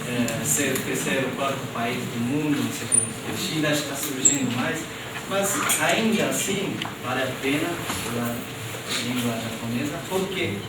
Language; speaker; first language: Portuguese; non-native, fluent; Japanese